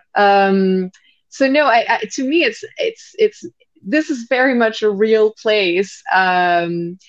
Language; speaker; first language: English; non-native, fluent; French